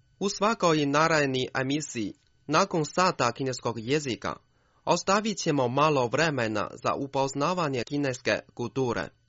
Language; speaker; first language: Croatian; non-native, fluent; Chinese